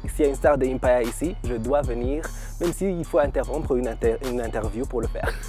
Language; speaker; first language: French; non-native, local second language; Kinyarwanda